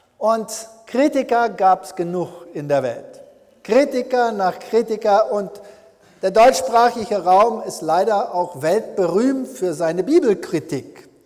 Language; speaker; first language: German; early bilingual, heritage; German